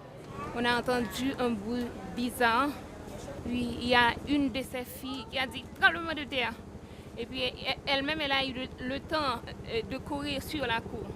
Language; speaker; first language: French; non-native, local second language; Haitian Creole